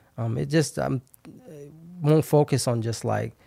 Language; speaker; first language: English; non-native, fluent; Haitian Creole